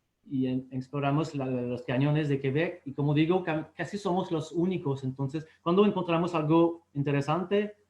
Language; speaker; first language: Spanish; non-native, fluent; French